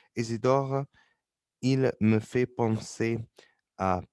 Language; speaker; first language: French; non-native, fluent; Arabic